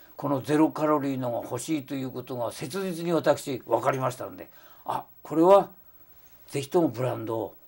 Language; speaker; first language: Japanese; native; Japanese